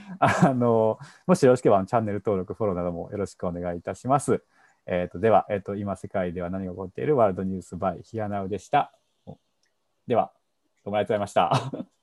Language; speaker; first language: Japanese; native; Japanese